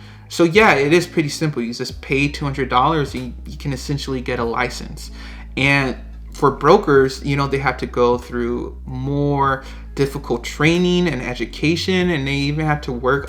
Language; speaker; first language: English; native; English